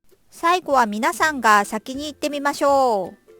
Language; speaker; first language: Japanese; non-native, fluent; Korean